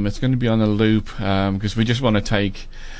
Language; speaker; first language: English; native; English